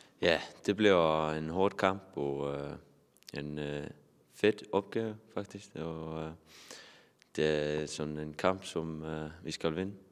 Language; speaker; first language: Danish; non-native, fluent; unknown